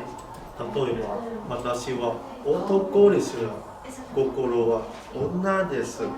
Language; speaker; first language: Japanese; non-native, learner; Vietnamese